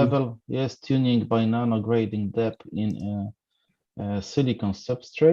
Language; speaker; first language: English; non-native, fluent; Polish